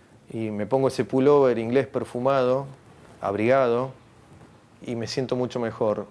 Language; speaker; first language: Spanish; native; Spanish